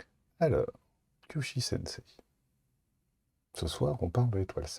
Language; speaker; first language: French; native; French